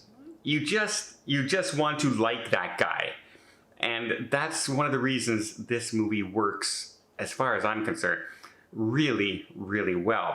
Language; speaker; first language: English; native; English